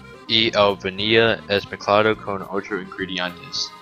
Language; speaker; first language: Spanish; non-native, learner; English